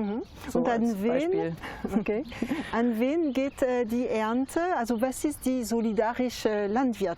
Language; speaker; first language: German; non-native, fluent; French